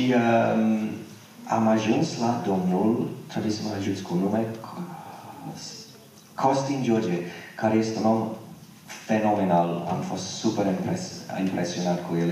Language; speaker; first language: Romanian; non-native, fluent; English